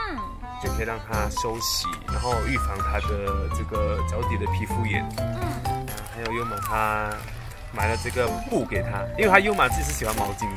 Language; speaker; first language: Chinese; native; Chinese